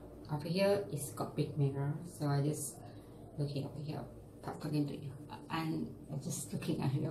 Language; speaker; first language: English; non-native, learner; Indonesian